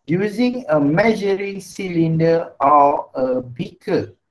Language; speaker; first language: English; non-native, local second language; Malay